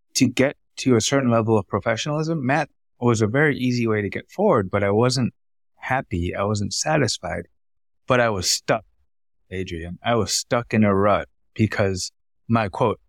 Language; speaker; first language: English; early bilingual, other home language; Vietnamese